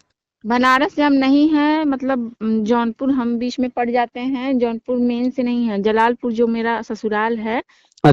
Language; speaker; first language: Hindi; native; Hindi